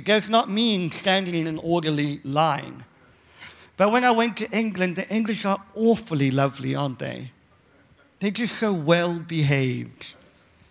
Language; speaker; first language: English; native; English